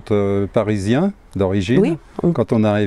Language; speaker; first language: French; native; French